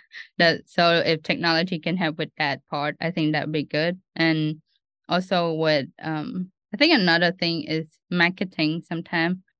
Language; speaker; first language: English; non-native, fluent; Vietnamese